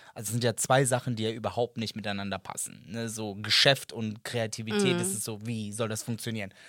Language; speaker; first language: German; non-native, fluent; Serbian